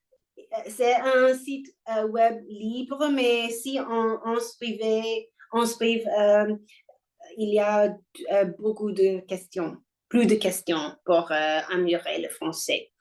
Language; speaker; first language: French; non-native, learner; English